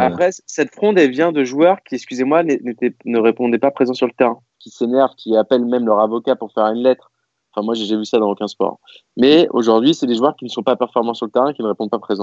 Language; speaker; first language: French; native; French